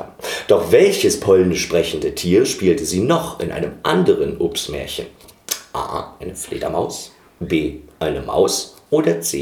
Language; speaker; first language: German; native; German